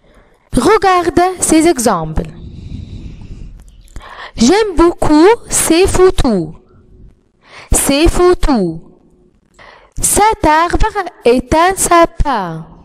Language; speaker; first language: French; non-native, fluent; Arabic